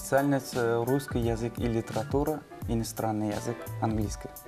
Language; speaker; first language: Russian; non-native, fluent; Turkmen